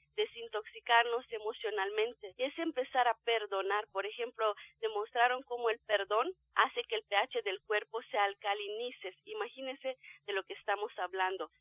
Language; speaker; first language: Spanish; non-native, fluent; Romanian